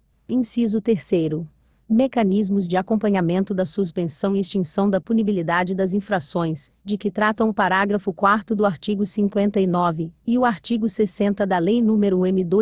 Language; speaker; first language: Portuguese; native; Portuguese